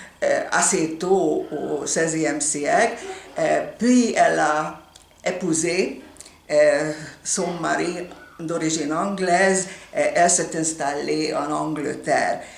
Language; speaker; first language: French; non-native, fluent; Hungarian